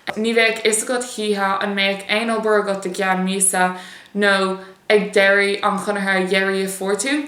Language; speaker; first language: Irish; non-native, local second language; English